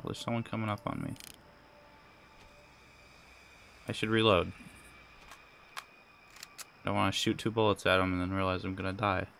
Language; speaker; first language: English; native; English